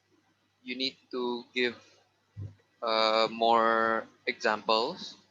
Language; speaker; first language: English; non-native, fluent; Indonesian